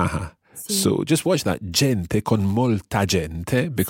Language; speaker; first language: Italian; non-native, fluent; English